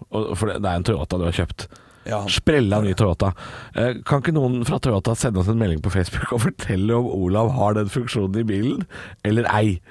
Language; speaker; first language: Norwegian; native; Norwegian